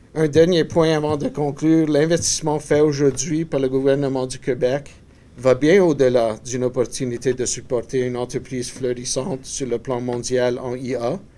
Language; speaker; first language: French; native; French